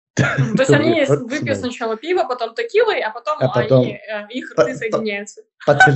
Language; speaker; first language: Russian; native; Russian